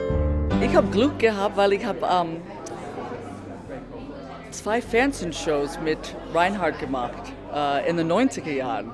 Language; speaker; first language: German; non-native, learner; English